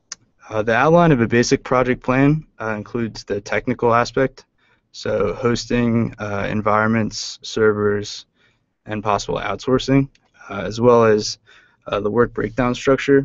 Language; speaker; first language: English; native; English